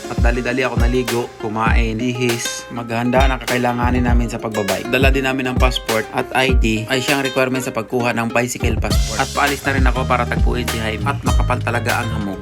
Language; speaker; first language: Filipino; native; Filipino